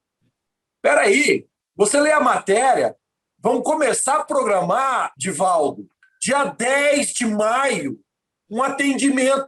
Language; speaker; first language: Portuguese; native; Portuguese